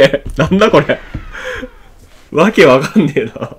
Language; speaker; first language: Japanese; native; Japanese